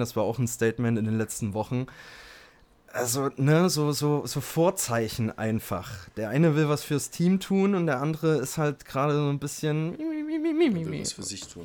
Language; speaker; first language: German; native; German